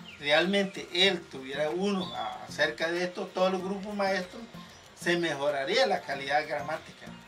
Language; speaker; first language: Spanish; non-native, local second language; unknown